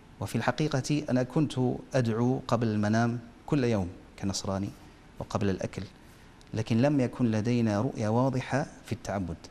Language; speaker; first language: Arabic; non-native, fluent; German